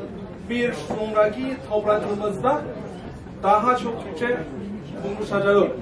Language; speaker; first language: Turkish; non-native, learner; Chinese